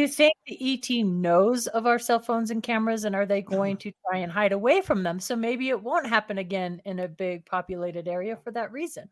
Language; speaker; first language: English; native; English